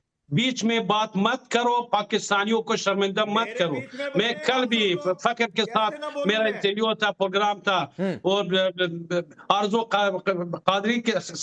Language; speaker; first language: Hindi; non-native, learner; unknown